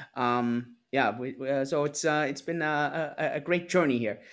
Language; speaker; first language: English; non-native, fluent; German